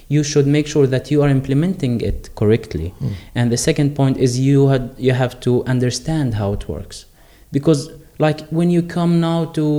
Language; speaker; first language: English; non-native, fluent; Arabic